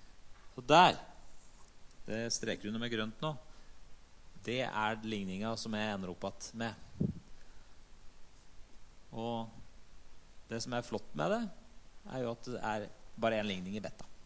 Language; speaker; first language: Norwegian; native; Norwegian